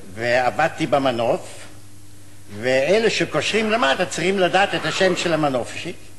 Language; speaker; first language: Hebrew; non-native, fluent; German